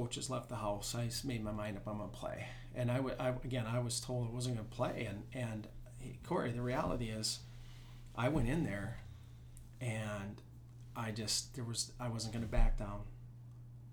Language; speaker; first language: English; native; English